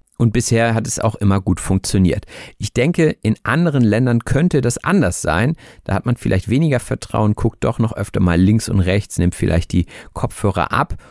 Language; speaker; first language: German; native; German